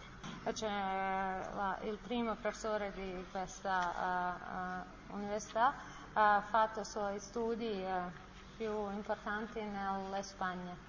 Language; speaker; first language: Italian; non-native, learner; Bosnian